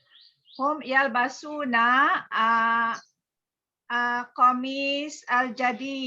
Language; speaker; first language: Arabic; non-native, learner; Malay